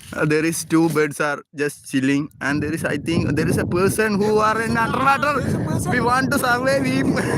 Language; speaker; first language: English; non-native, local second language; Malayalam